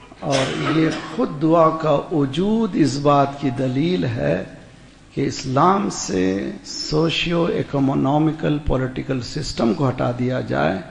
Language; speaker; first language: Urdu; native; Urdu